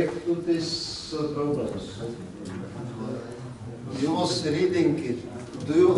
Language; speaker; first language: English; non-native, learner; Czech